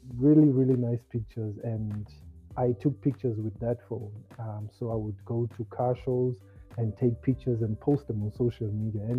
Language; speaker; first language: English; non-native, local second language; Xhosa